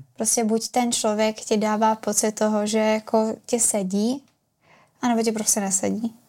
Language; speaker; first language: Czech; native; Czech